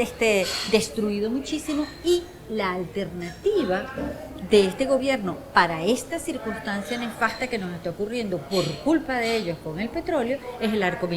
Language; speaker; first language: Spanish; native; Spanish